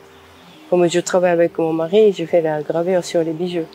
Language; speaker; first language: French; non-native, fluent; Japanese